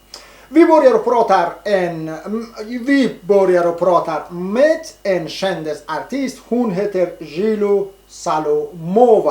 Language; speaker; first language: Swedish; non-native, learner; Persian